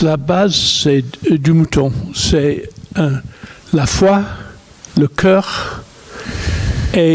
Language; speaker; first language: French; non-native, fluent; English